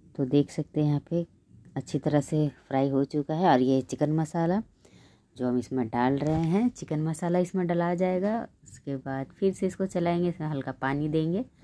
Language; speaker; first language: Hindi; native; Hindi